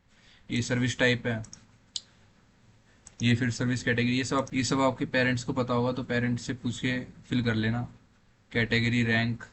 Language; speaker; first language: Hindi; native; Hindi